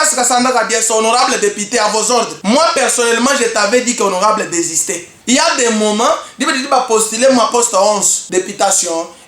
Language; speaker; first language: French; non-native, local second language; Luba-Lulua